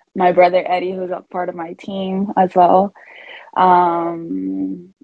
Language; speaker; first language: English; early bilingual, other home language; Spanish